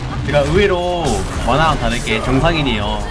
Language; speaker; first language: Korean; native; Korean